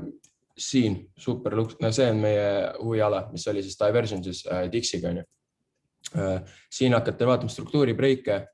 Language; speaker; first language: Estonian; native; Estonian